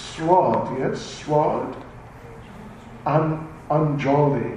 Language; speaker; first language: Russian; non-native, learner; English